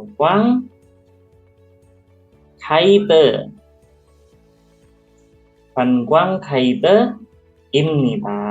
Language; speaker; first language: Korean; non-native, learner; Indonesian